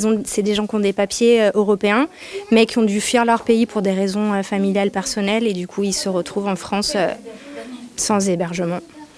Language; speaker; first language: French; native; French